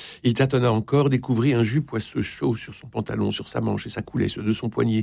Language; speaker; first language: French; native; French